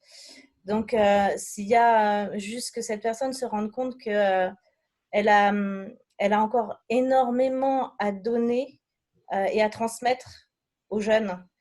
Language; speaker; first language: French; native; French